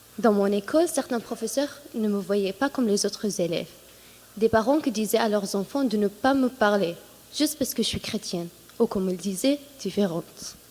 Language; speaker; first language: French; non-native, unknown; Assyrian Neo-Aramaic